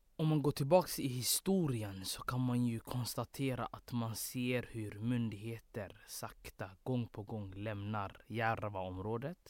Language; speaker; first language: Swedish; early bilingual, other home language; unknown